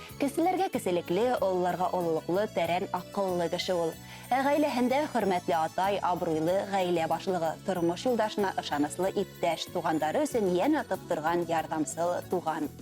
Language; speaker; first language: Tatar; non-native, local second language; Bashkir